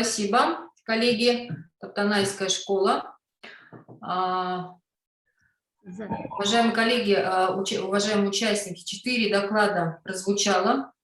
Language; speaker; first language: Russian; native; Russian